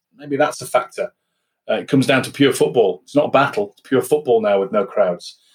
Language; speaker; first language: English; native; English